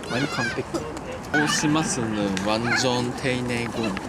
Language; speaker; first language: Korean; non-native, learner; Japanese